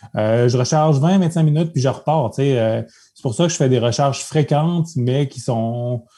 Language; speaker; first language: French; native; French